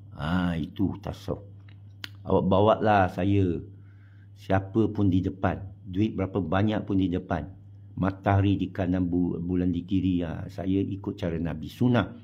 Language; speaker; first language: Malay; non-native, local second language; Chinese